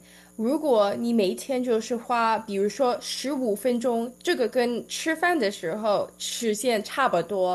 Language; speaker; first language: Chinese; early bilingual, heritage; Chinese